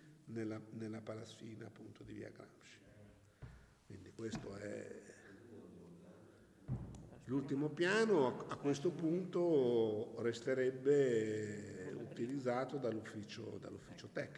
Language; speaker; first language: Italian; native; Italian